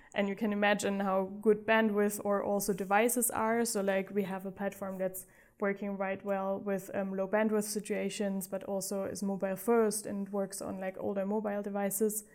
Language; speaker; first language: English; non-native, fluent; German